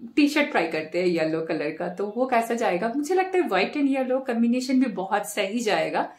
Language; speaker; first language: Hindi; non-native, local second language; Bangla